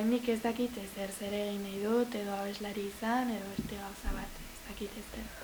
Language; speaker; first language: Basque; non-native, local second language; Spanish